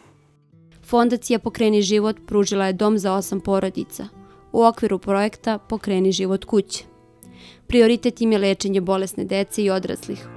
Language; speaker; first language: Serbian; native; Serbian